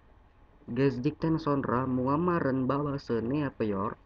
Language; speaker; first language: Turkish; non-native, learner; Indonesian